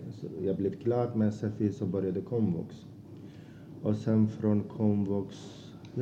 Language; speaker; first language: Swedish; non-native, fluent; Azerbaijani